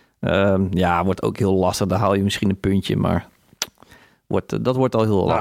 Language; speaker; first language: Dutch; native; Dutch